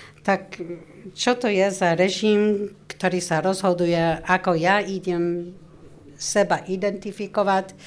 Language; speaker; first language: Slovak; non-native, fluent; English